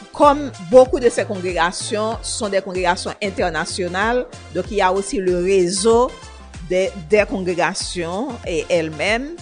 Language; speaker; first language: French; non-native, local second language; Haitian Creole